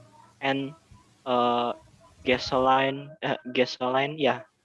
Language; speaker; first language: English; non-native, learner; Indonesian